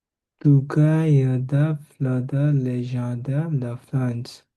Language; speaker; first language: French; non-native, learner; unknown